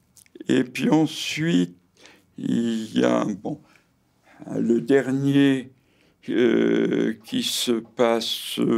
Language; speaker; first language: French; native; French